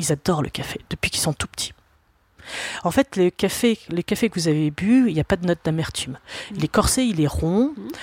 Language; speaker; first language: French; native; French